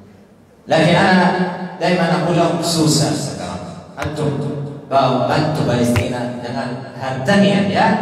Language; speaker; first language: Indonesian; non-native, learner; Arabic